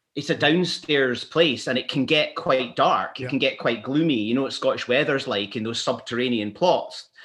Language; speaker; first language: English; native; English